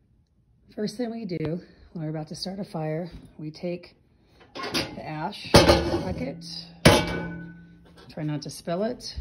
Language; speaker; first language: English; native; English